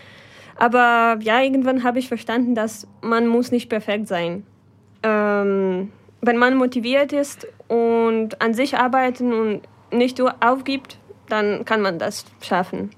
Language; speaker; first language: German; non-native, fluent; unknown